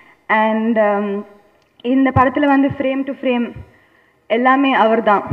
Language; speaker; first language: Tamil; non-native, fluent; Telugu